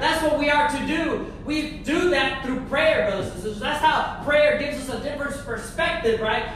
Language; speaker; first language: English; early bilingual, other home language; Spanish